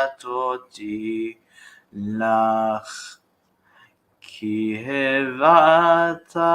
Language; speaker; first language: Hebrew; non-native, learner; English